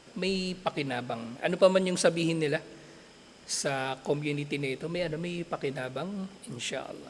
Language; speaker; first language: Filipino; native; Filipino